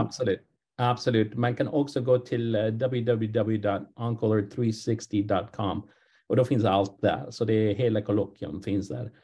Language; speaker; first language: Swedish; non-native, fluent; English